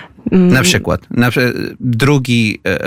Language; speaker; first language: Polish; non-native, fluent; Arabic